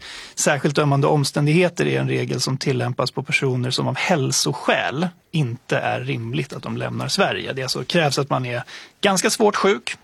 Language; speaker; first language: Swedish; native; Swedish